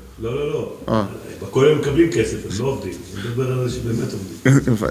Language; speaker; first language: Hebrew; native; Hebrew